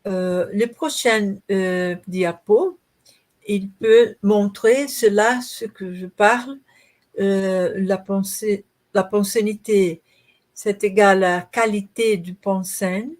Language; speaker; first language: French; non-native, learner; Portuguese